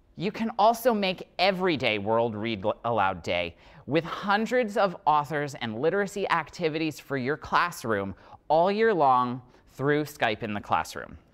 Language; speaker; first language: English; native; English